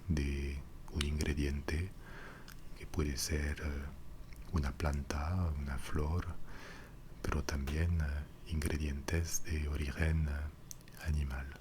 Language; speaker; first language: Spanish; non-native, fluent; French